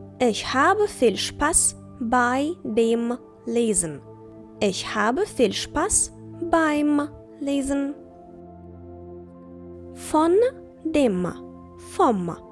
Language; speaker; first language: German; non-native, fluent; Ukrainian